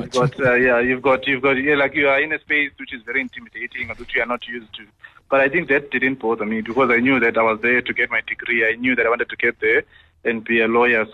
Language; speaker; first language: English; non-native, local second language; Xhosa